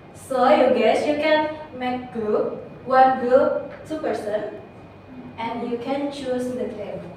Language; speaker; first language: English; non-native, learner; Indonesian